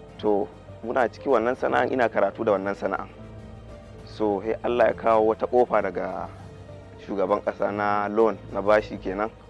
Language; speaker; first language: Hausa; non-native, local second language; Fula